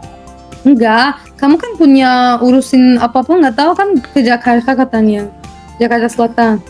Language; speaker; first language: Indonesian; non-native, fluent; Turkish